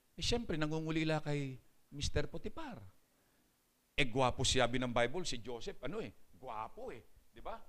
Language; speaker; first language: Filipino; native; Filipino